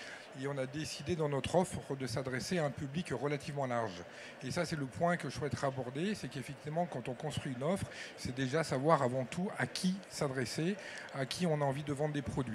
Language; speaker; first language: French; native; French